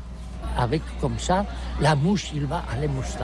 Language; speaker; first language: French; non-native, learner; Catalan